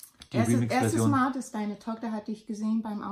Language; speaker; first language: German; non-native, learner; English